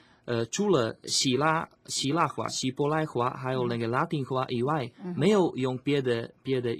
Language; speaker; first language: Chinese; non-native, learner; Slovak